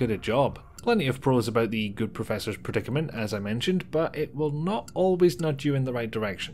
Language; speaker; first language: English; native; English